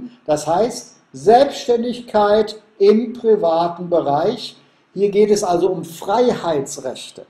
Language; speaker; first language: German; native; German